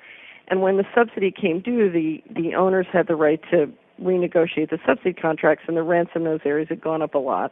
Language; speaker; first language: English; native; English